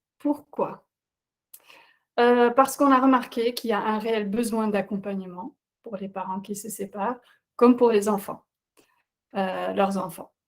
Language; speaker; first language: French; non-native, fluent; Dutch